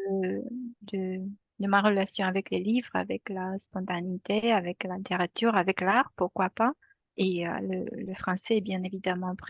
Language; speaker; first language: French; non-native, fluent; Romanian